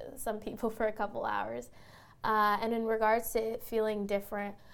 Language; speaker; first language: English; native; English